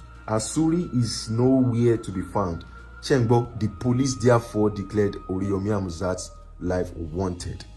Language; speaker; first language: English; non-native, local second language; Yoruba